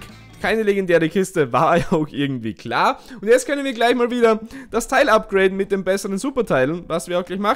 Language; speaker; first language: German; native; German